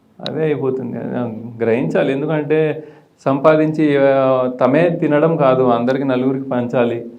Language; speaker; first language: Telugu; non-native, local second language; Lambadi